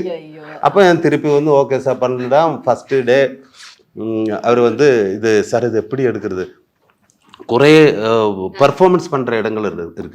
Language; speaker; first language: Tamil; non-native, learner; Malayalam